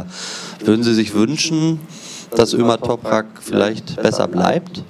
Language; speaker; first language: German; native; German